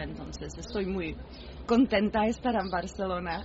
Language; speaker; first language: Spanish; non-native, learner; Czech